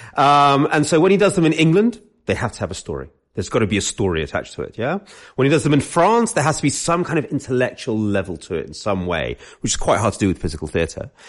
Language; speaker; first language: English; native; English